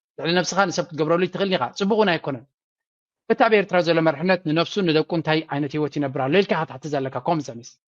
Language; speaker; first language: Tigrinya; native; Tigrinya